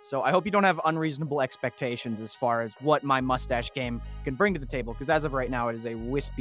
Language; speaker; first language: English; native; English